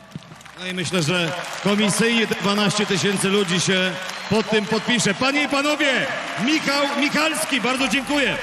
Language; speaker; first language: Polish; native; Polish